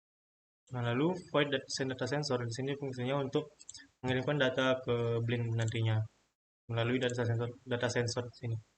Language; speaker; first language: Indonesian; native; Indonesian